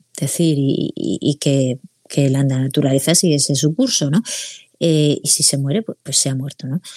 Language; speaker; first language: Spanish; native; Spanish